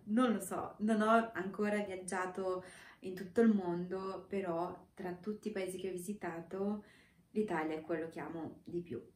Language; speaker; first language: Italian; non-native, fluent; Romanian